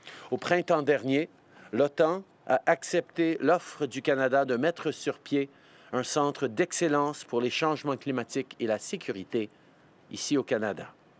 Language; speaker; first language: French; native; French